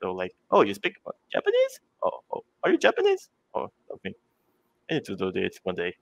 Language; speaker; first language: English; non-native, fluent; Portuguese